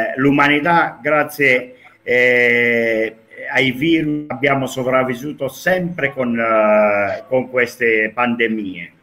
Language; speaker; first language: Italian; non-native, fluent; Greek